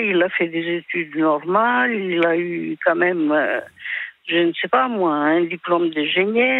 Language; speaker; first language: French; early bilingual, other home language; Greek